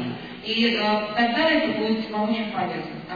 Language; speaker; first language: Russian; native; Russian